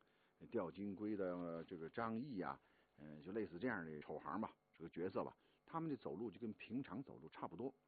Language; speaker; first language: Chinese; native; Chinese